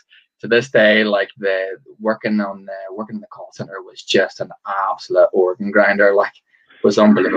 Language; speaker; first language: English; native; English